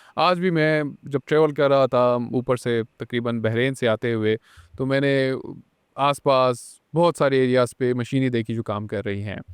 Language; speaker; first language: Urdu; non-native, local second language; Pashto